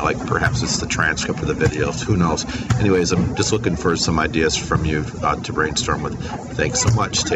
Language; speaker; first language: English; native; English